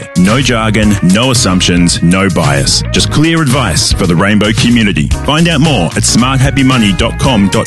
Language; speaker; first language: English; native; English